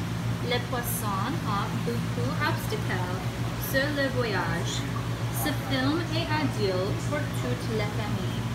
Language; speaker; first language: French; non-native, learner; English